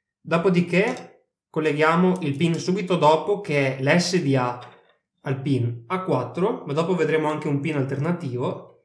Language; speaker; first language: Italian; native; Italian